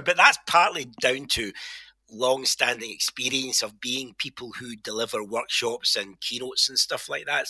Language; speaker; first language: English; native; English